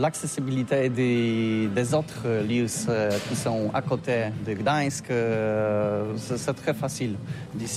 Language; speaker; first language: French; non-native, learner; Polish